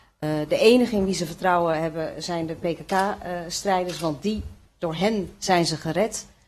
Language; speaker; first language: Dutch; early bilingual, other home language; Kurdish